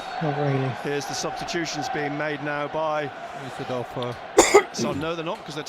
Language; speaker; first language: English; native; English